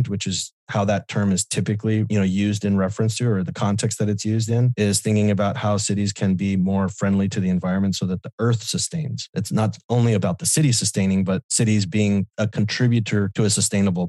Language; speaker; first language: English; native; English